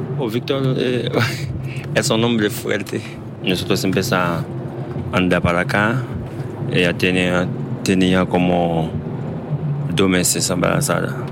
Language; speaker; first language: Spanish; non-native, learner; Haitian Creole